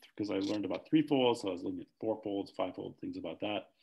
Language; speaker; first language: English; native; English